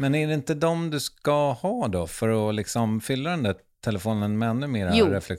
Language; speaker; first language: Swedish; native; Swedish